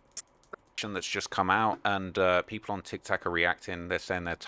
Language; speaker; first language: English; native; English